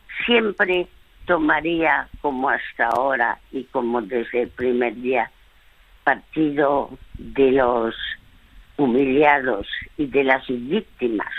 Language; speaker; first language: Spanish; early bilingual, other home language; French